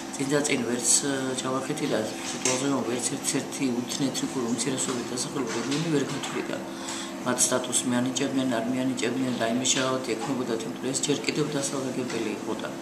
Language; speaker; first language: Georgian; native; Georgian